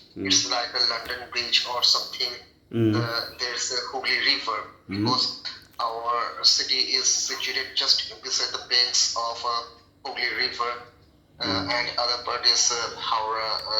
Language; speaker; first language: English; non-native, local second language; Bangla